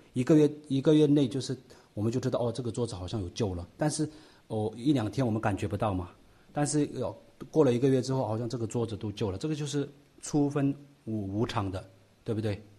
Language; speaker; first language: Chinese; non-native, local second language; Tibetan